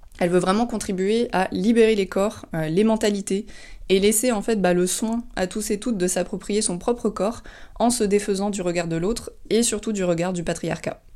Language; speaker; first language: French; native; French